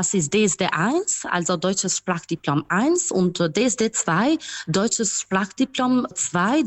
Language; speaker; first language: German; non-native, fluent; Albanian